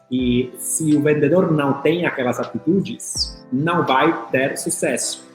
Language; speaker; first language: Portuguese; non-native, fluent; Italian